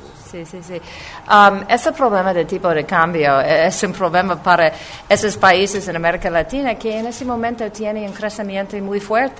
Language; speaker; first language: Spanish; non-native, fluent; English